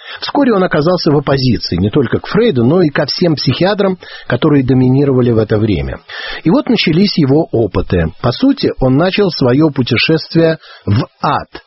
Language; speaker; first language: Russian; native; Russian